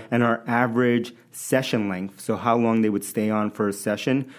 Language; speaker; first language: English; early bilingual, other home language; Spanish